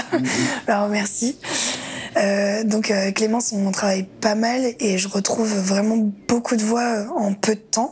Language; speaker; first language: French; native; French